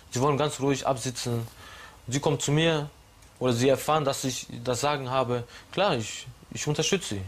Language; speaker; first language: German; non-native, fluent; Polish